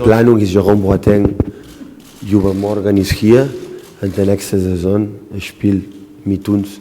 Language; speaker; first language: German; non-native, learner; Spanish